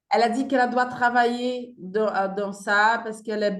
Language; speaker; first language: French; non-native, fluent; Portuguese